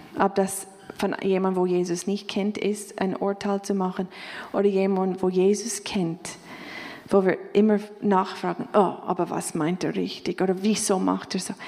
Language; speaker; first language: German; non-native, fluent; English